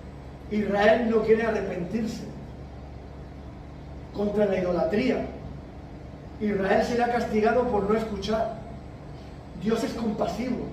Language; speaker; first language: Spanish; native; Spanish